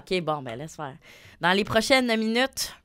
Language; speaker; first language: French; native; French